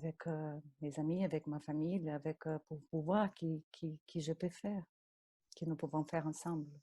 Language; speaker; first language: French; non-native, fluent; Portuguese